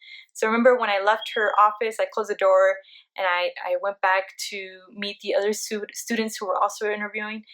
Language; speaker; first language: English; early bilingual, other home language; Spanish